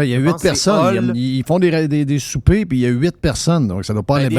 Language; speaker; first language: French; native; French